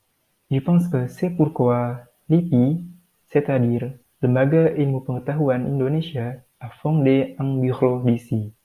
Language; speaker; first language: French; non-native, learner; Indonesian